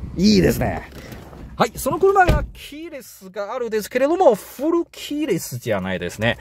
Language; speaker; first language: Japanese; non-native, learner; Chinese